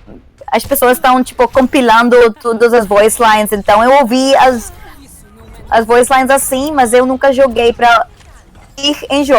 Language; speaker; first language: Portuguese; non-native, learner; Spanish